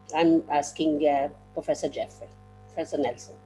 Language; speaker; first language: English; non-native, fluent; Hebrew